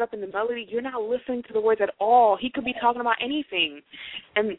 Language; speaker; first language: English; non-native, fluent; Haitian Creole